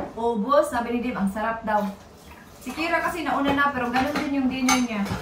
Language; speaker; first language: Filipino; non-native, local second language; Cebuano